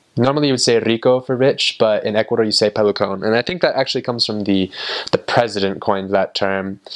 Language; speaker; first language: English; native; English